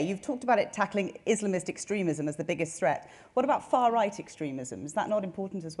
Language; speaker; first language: English; native; English